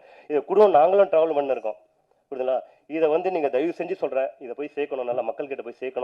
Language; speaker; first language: Tamil; native; Tamil